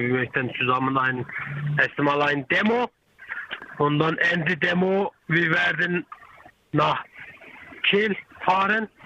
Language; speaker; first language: German; non-native, learner; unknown